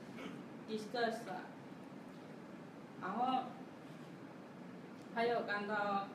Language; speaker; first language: Chinese; non-native, learner; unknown